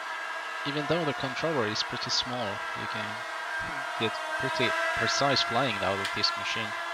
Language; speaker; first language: English; non-native, fluent; Finnish